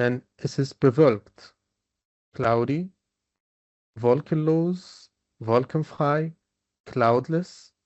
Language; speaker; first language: German; non-native, fluent; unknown